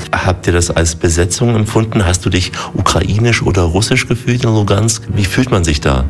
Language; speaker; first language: German; native; German